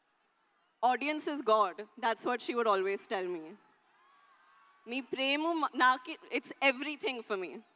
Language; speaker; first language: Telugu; non-native, learner; Hindi